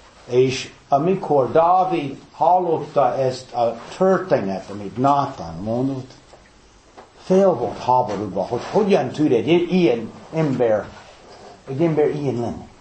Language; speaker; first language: Hungarian; non-native, fluent; English